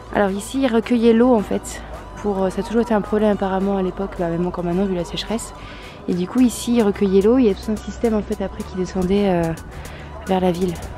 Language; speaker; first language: French; native; French